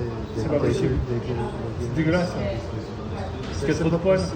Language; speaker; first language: French; native; French